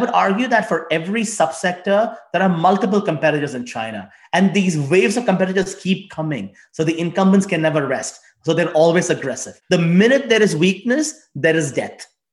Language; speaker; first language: English; non-native, local second language; Tamil